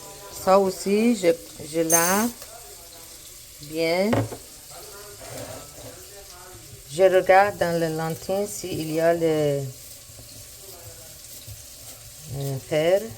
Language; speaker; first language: French; non-native, learner; Persian